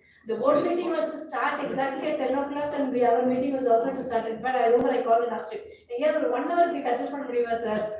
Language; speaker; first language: English; non-native, local second language; Tamil